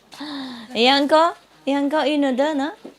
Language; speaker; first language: French; non-native, learner; Vietnamese